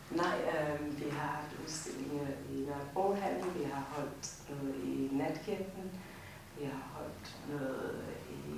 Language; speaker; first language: Danish; non-native, fluent; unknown